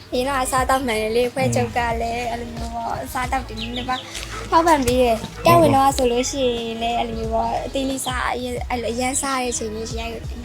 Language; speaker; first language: Burmese; native; Burmese